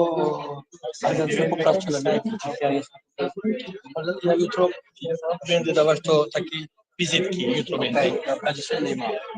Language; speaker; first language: Polish; non-native, learner; Tajik